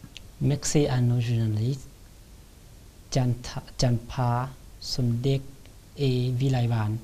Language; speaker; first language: French; non-native, learner; Lao